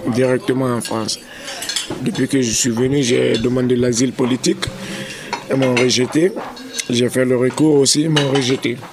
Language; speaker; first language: French; non-native, local second language; Fula